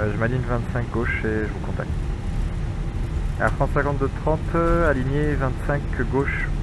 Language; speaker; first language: French; native; French